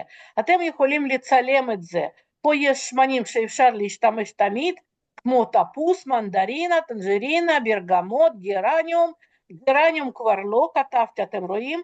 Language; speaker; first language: Hebrew; non-native, fluent; Russian